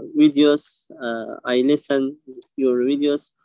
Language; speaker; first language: English; non-native, learner; Persian